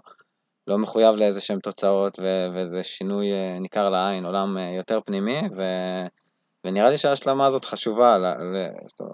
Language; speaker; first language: Hebrew; native; Hebrew